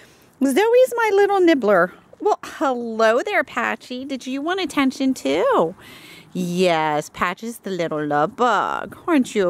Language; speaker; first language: English; native; English